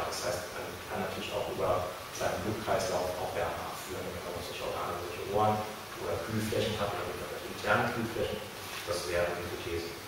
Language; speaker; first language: German; native; German